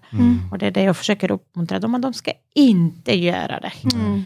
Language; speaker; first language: Swedish; non-native, fluent; Serbian